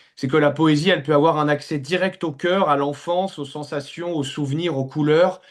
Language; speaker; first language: French; native; French